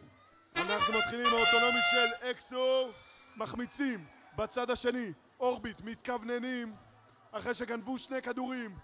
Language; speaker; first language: Hebrew; native; Hebrew